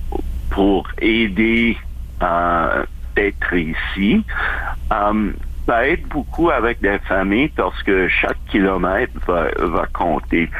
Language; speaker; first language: French; non-native, local second language; English